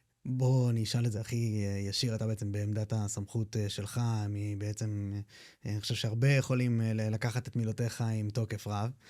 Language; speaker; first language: Hebrew; native; Hebrew